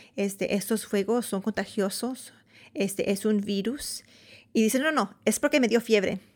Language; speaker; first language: Spanish; early bilingual, heritage; Spanish